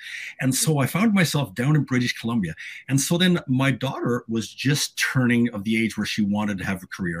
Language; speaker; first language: English; native; English